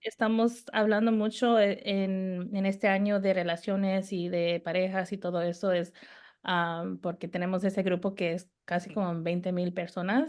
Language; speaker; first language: Spanish; early bilingual, heritage; Spanish